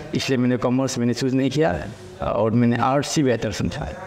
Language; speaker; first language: Hindi; native; Hindi